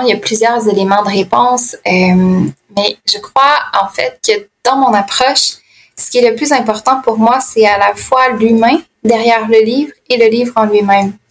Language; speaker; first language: French; native; French